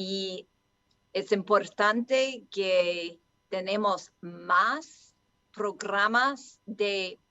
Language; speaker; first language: Spanish; non-native, learner; English